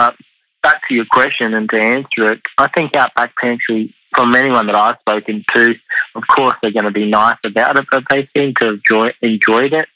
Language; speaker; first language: English; native; English